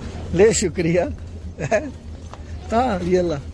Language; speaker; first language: Arabic; non-native, learner; Urdu